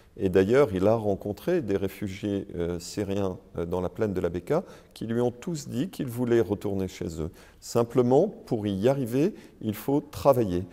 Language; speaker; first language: French; native; French